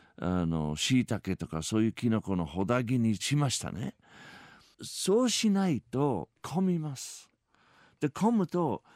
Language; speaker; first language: Japanese; non-native, fluent; English